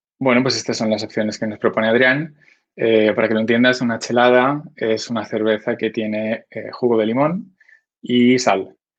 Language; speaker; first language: Spanish; native; Spanish